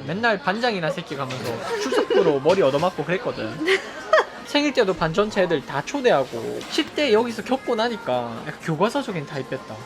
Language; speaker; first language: Korean; native; Korean